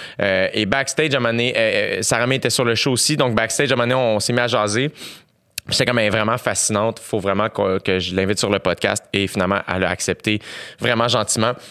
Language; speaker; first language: French; native; French